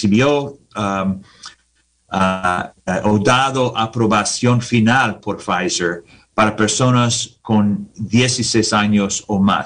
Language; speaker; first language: Spanish; non-native, learner; English